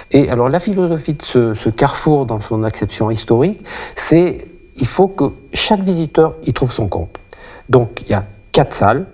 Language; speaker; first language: French; native; French